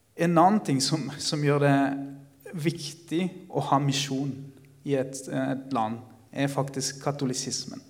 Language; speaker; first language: Norwegian; early bilingual, other home language; Spanish